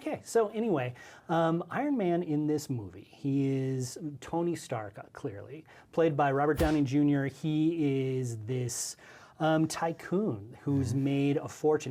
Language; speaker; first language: English; native; English